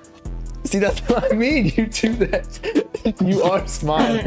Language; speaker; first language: English; native; English